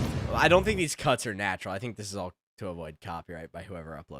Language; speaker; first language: English; native; English